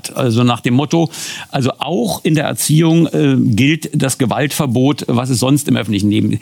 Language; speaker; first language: German; native; German